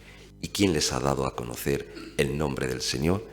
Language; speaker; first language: Spanish; native; Spanish